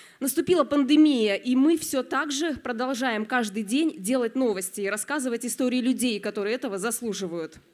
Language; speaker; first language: Russian; native; Russian